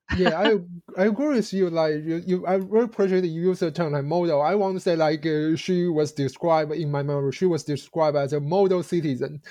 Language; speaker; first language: English; non-native, fluent; Chinese